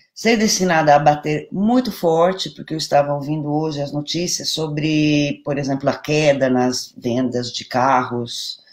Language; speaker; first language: Portuguese; non-native, fluent; Italian